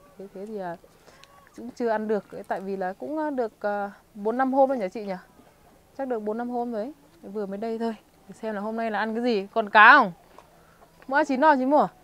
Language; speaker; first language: Vietnamese; non-native, local second language; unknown